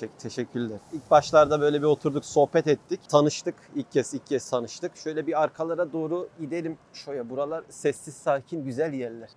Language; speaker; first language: Turkish; native; Turkish